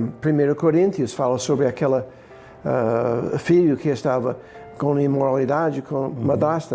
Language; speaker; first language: Portuguese; non-native, fluent; English